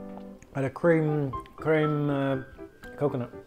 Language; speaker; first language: Indonesian; non-native, learner; English